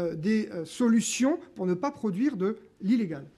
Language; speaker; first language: French; native; French